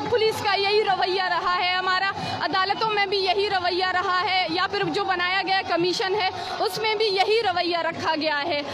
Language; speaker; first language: Urdu; non-native, local second language; Baluchi